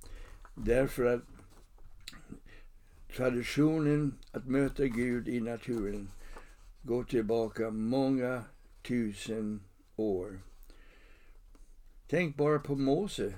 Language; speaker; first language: Swedish; non-native, fluent; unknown